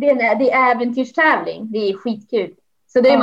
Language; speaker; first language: Swedish; native; Swedish